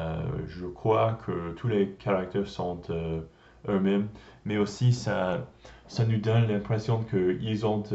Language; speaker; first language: French; non-native, learner; English